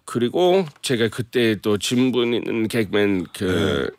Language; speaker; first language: Korean; non-native, fluent; English